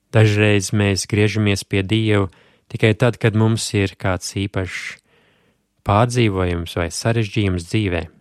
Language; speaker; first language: Latvian; native; Latvian